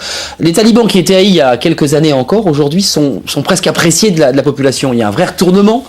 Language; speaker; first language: French; native; French